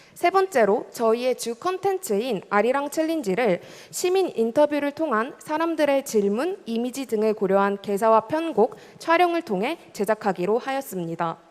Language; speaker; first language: Korean; native; Korean